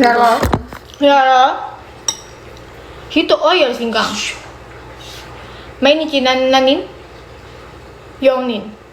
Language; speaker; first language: Japanese; non-native, learner; Indonesian